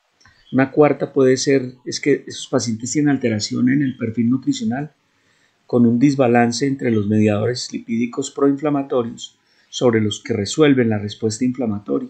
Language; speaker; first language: Spanish; native; Spanish